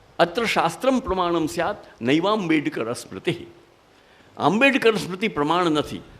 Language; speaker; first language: Gujarati; non-native, local second language; Hindi